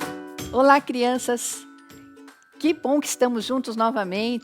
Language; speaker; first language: Portuguese; native; Portuguese